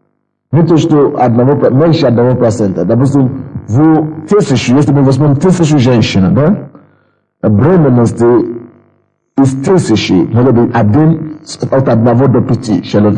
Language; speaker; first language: Russian; non-native, fluent; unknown